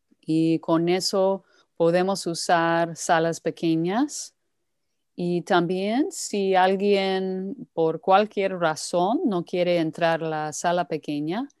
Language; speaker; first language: Spanish; non-native, fluent; English